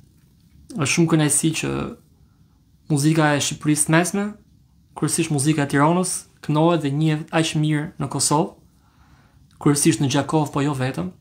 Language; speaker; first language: Albanian; native; Albanian